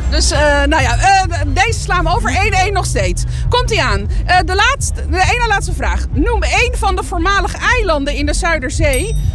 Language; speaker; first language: Dutch; native; Dutch